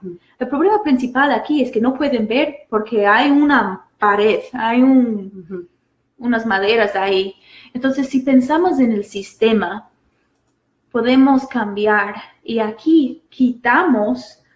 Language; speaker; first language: Spanish; non-native, fluent; English